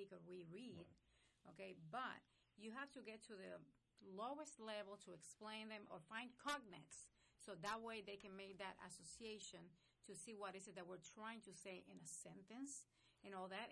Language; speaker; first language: English; non-native, fluent; Spanish